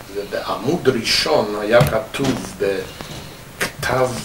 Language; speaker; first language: Hebrew; non-native, fluent; English